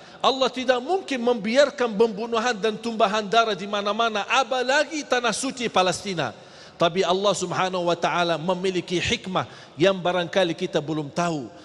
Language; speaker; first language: Malay; non-native, fluent; Arabic